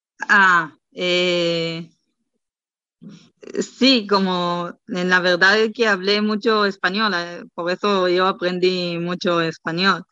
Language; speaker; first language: Spanish; non-native, learner; Hebrew